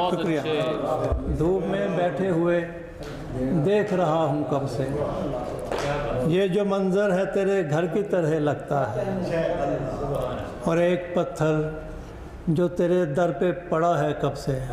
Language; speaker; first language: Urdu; non-native, local second language; Punjabi